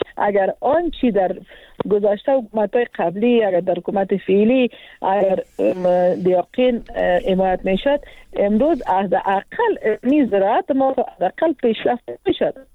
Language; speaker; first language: Persian; non-native, local second language; Pashto